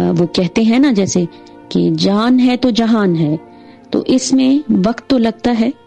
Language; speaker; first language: Urdu; non-native, local second language; Sindhi